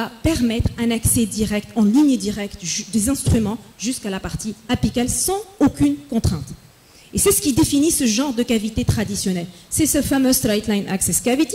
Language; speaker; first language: French; non-native, local second language; Arabic